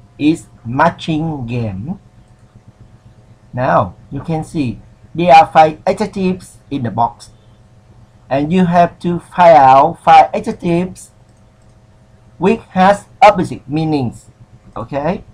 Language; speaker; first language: English; non-native, fluent; Vietnamese